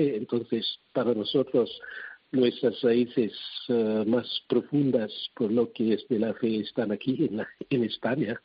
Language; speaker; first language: Spanish; non-native, fluent; Cebuano